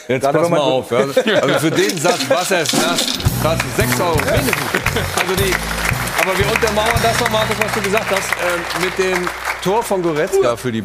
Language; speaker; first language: German; native; German